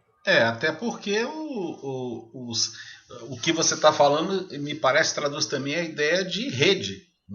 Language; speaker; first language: Portuguese; native; Portuguese